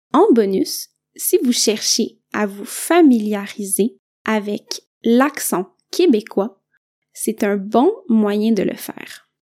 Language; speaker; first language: French; native; French